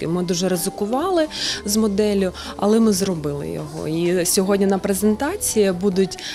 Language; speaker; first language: Ukrainian; non-native, local second language; Russian